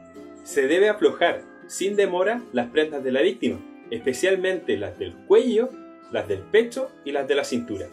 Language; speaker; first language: Spanish; native; Spanish